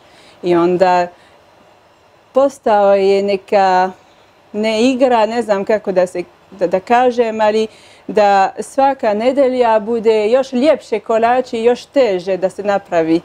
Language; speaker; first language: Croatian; non-native, learner; French